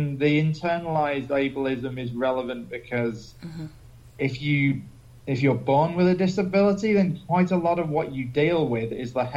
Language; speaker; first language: English; native; English